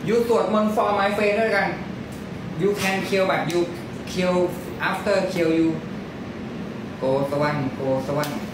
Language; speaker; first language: English; non-native, learner; Thai